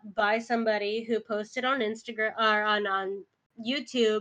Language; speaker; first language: English; early bilingual, other home language; Spanish